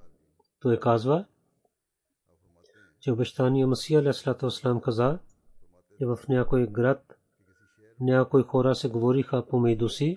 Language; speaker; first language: Bulgarian; non-native, learner; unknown